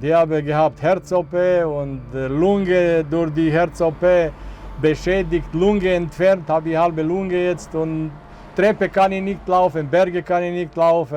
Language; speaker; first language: German; non-native, fluent; Serbian